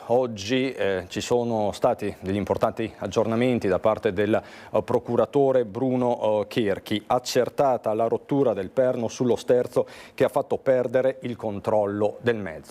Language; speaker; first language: Italian; native; Italian